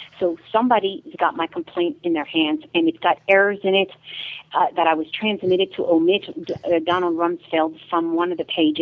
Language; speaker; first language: English; native; English